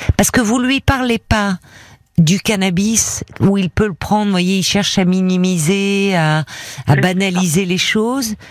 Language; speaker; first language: French; native; French